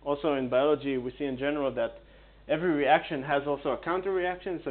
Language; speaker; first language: English; non-native, fluent; Hebrew